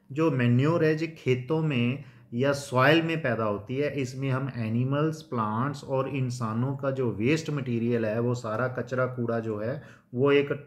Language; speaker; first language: Hindi; non-native, local second language; Punjabi